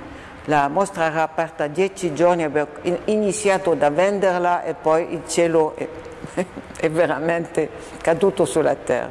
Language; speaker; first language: Italian; non-native, fluent; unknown